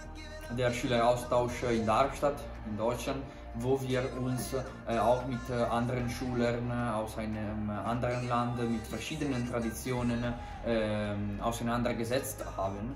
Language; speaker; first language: German; non-native, fluent; Italian